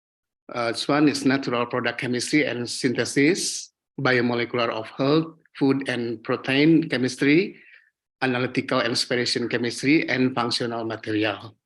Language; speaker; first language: English; non-native, learner; Indonesian